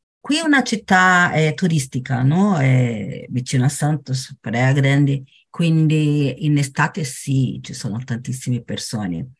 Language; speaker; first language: Italian; non-native, fluent; Portuguese